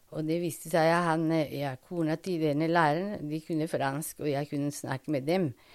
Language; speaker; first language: Norwegian; non-native, fluent; Spanish